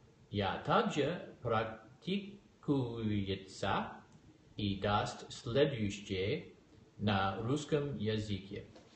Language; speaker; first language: Russian; non-native, learner; English